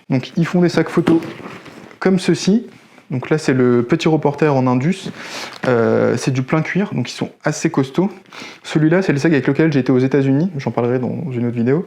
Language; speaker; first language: French; native; French